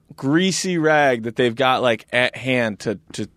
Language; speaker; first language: English; native; English